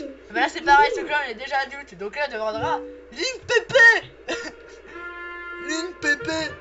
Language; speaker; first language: French; native; French